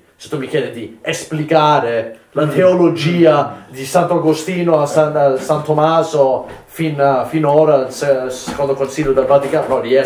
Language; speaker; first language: Italian; early bilingual, heritage; English